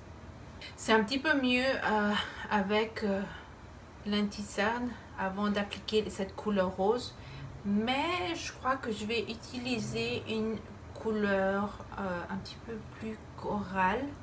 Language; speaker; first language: French; non-native, fluent; Spanish